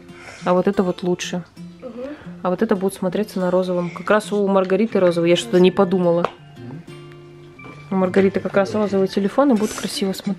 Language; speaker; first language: Russian; native; Russian